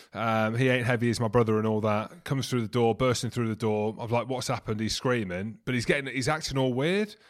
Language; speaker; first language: English; native; English